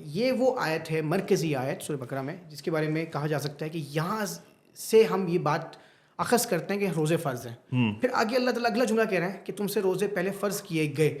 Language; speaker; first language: Urdu; non-native, local second language; Punjabi